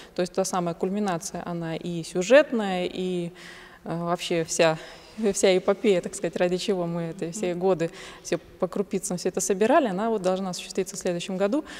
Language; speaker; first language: Russian; native; Russian